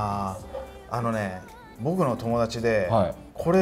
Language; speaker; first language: Japanese; native; Japanese